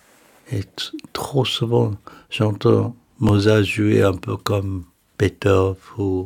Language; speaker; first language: French; non-native, fluent; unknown